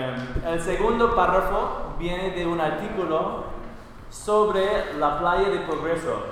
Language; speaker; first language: Spanish; non-native, fluent; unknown